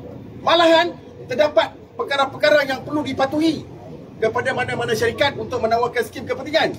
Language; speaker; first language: Malay; native; Malay